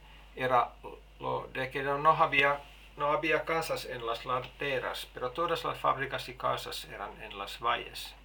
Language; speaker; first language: Spanish; non-native, learner; Finnish